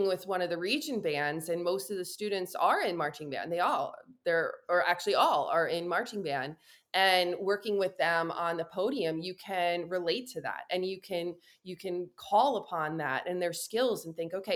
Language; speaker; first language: English; native; English